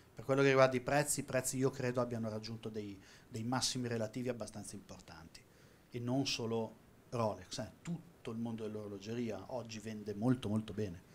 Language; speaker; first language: Italian; native; Italian